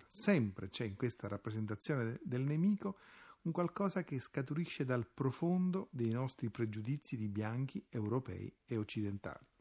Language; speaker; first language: Italian; native; Italian